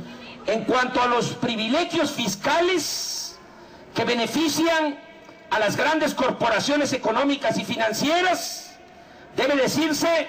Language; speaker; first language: Spanish; native; Spanish